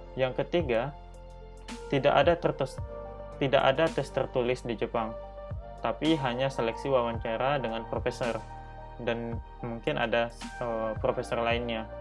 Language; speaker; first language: Indonesian; native; Indonesian